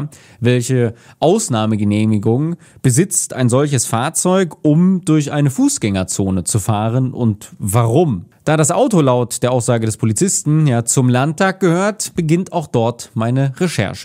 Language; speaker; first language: German; native; German